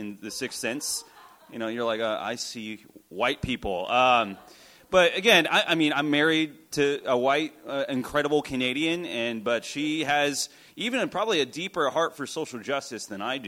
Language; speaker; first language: English; native; English